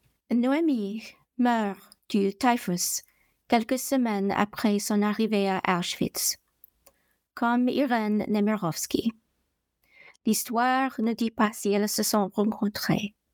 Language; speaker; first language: French; non-native, fluent; English